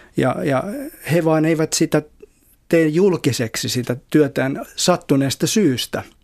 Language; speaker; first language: Finnish; native; Finnish